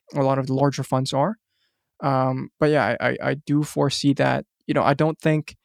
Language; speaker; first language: English; non-native, local second language; Cantonese